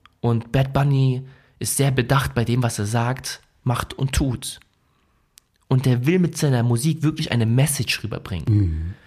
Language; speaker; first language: German; early bilingual, other home language; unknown